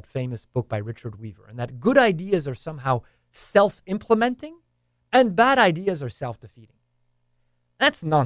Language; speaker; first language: English; native; English